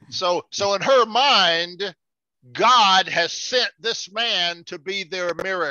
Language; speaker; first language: English; native; English